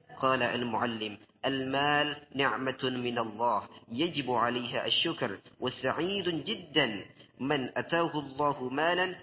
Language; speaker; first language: Arabic; non-native, learner; Indonesian